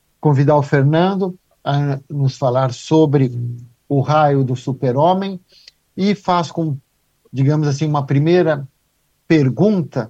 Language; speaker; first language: Portuguese; native; Portuguese